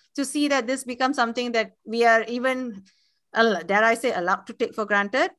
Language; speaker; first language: English; non-native, local second language; Tamil